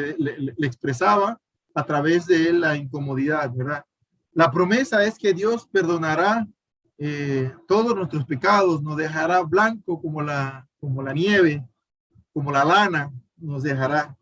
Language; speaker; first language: Spanish; native; Spanish